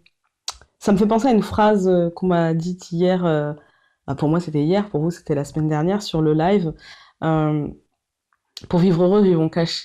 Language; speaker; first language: French; native; French